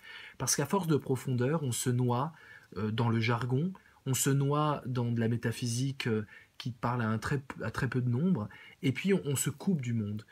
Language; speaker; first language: French; native; French